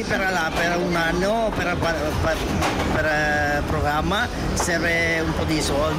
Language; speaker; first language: Italian; non-native, learner; Sinhala